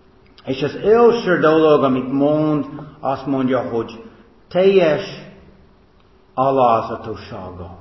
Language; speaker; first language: Hungarian; non-native, fluent; English